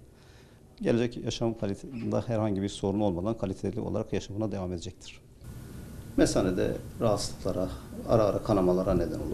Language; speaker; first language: Turkish; native; Turkish